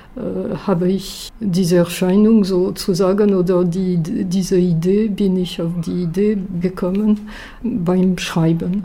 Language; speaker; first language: German; non-native, fluent; French